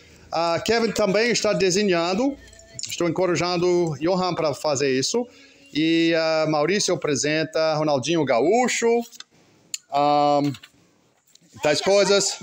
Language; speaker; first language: Portuguese; non-native, fluent; English